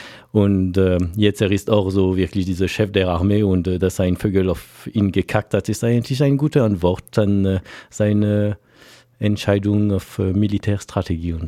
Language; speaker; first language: German; non-native, fluent; French